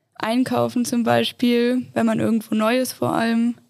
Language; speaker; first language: German; native; German